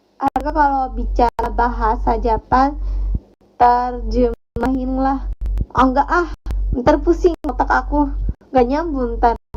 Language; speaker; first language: Indonesian; non-native, fluent; Japanese